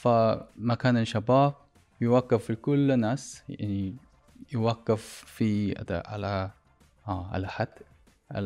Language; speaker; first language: Arabic; non-native, learner; Korean